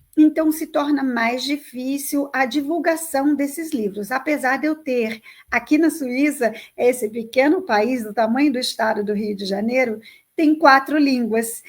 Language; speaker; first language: Portuguese; native; Portuguese